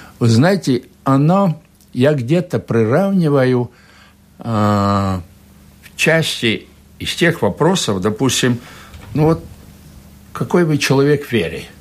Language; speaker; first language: Russian; non-native, local second language; Latvian